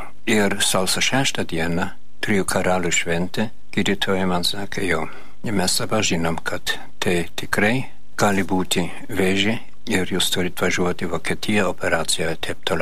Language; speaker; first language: Lithuanian; non-native, fluent; German